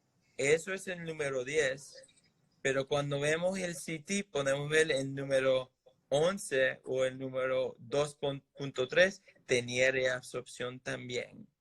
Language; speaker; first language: Spanish; non-native, fluent; English